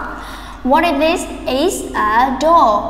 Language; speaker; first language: English; non-native, fluent; Vietnamese